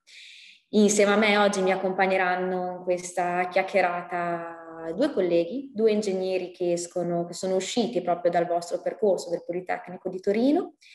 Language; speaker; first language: Italian; native; Italian